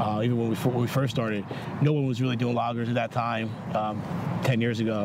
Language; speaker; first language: English; native; English